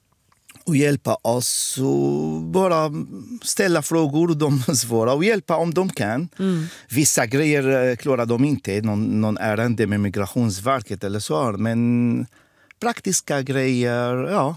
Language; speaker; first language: Swedish; non-native, fluent; Arabic